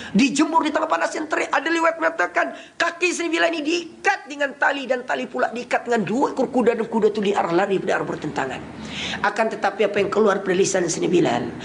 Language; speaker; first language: Malay; non-native, local second language; Central Dusun